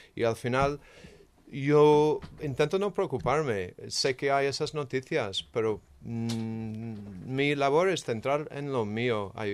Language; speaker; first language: Spanish; non-native, fluent; English